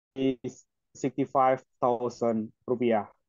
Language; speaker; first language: English; non-native, learner; Indonesian